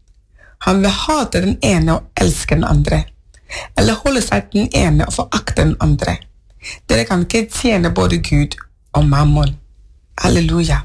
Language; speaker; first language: Norwegian; non-native, learner; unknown